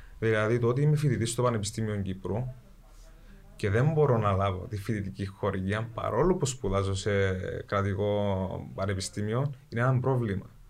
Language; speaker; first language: Greek; early bilingual, other home language; Kurdish